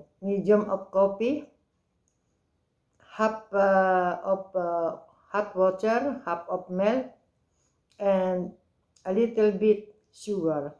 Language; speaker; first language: English; non-native, local second language; Filipino